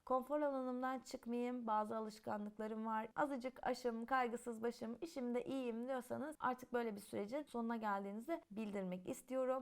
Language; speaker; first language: Turkish; native; Turkish